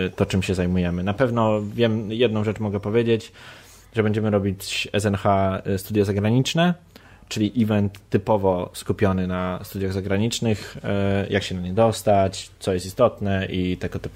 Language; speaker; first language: Polish; native; Polish